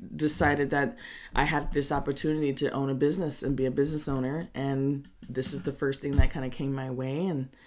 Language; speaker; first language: English; native; English